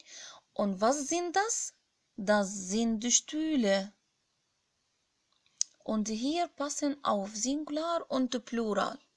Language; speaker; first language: German; non-native, fluent; Arabic